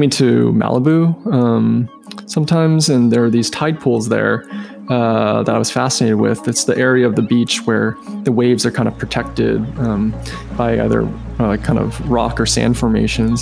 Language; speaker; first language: English; native; English